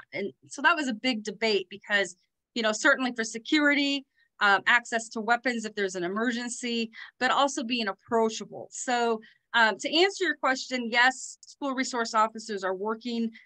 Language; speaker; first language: English; native; English